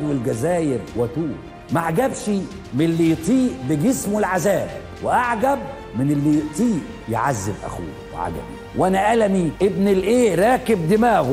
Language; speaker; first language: Arabic; native; Arabic